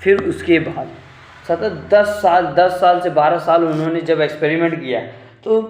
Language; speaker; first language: Hindi; non-native, local second language; Marathi